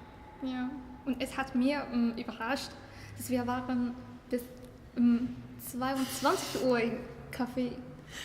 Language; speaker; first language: German; non-native, learner; Chinese